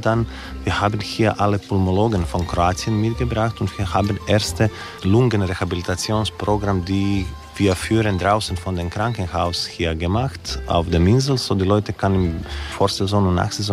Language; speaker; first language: German; non-native, learner; Croatian